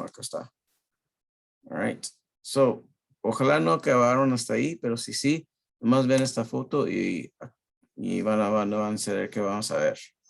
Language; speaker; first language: Spanish; early bilingual, heritage; Spanish